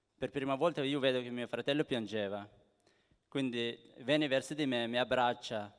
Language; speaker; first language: Italian; non-native, fluent; Persian